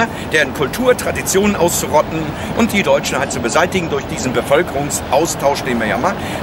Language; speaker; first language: German; native; German